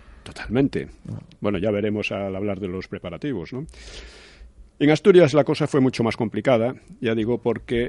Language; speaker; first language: Spanish; native; Spanish